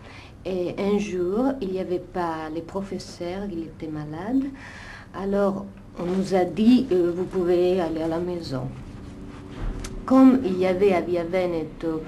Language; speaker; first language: French; non-native, fluent; Italian